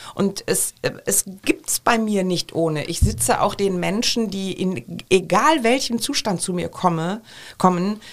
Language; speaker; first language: German; native; German